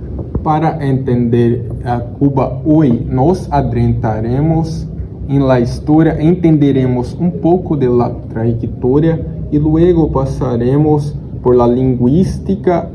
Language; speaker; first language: Spanish; non-native, learner; Portuguese